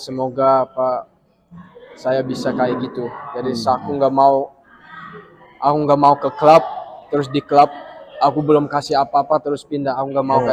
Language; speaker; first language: Indonesian; early bilingual, heritage; English